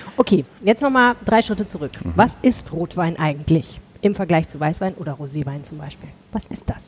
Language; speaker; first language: German; native; German